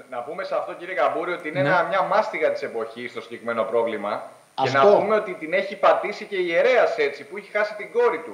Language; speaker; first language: Greek; native; Greek